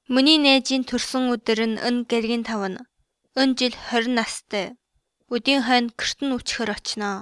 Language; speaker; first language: Mongolian; non-native, learner; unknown